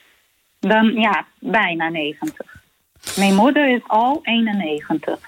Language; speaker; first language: Dutch; non-native, learner; Portuguese